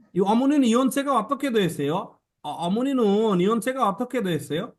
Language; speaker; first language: Korean; non-native, learner; Bangla